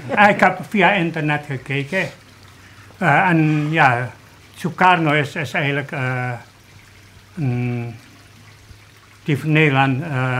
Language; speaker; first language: Dutch; early bilingual, other home language; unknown